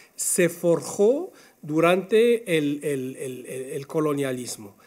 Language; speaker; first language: Spanish; non-native, fluent; Arabic